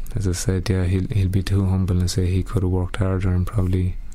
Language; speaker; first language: English; native; English